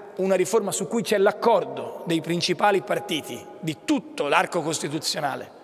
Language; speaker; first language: Italian; native; Italian